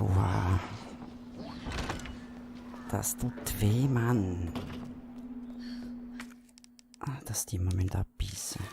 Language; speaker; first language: German; native; German